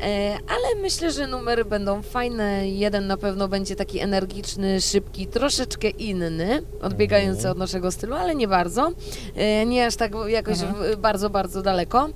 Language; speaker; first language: Polish; native; Polish